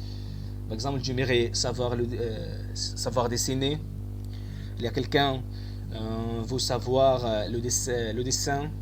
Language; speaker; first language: French; non-native, fluent; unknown